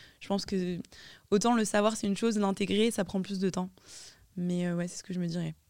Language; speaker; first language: French; native; French